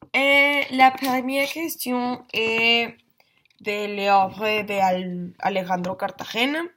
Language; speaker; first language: French; non-native, learner; Spanish